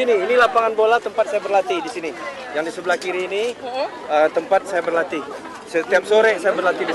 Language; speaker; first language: Indonesian; non-native, local second language; Minangkabau